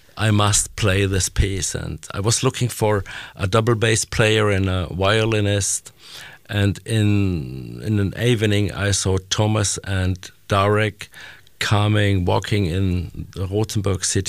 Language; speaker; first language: English; non-native, learner; German